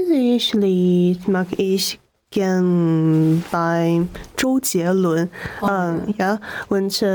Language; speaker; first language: German; non-native, learner; Chinese